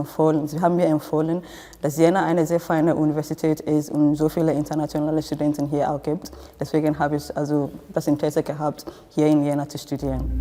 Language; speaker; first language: German; non-native, fluent; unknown